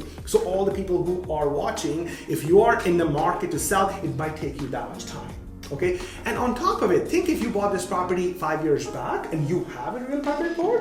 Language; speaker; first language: English; non-native, fluent; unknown